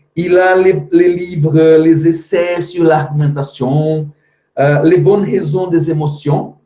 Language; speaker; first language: French; non-native, fluent; Portuguese